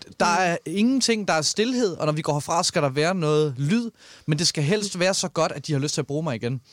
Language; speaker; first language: Danish; native; Danish